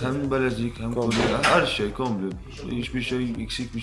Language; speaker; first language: Turkish; non-native, learner; Arabic